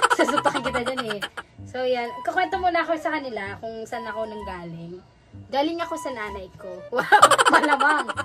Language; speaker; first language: Filipino; native; Filipino